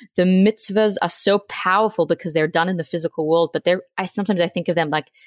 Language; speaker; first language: English; native; English